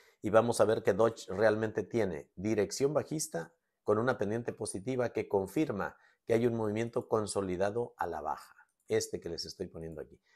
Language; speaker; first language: Spanish; native; Spanish